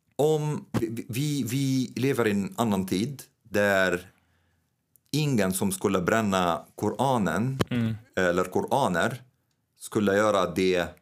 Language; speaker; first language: Swedish; non-native, fluent; Arabic